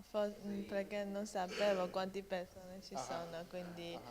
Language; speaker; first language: Italian; non-native, learner; Chinese